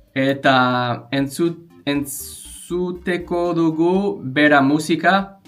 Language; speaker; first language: Basque; non-native, learner; English